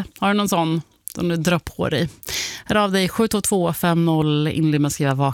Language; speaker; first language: Swedish; native; Swedish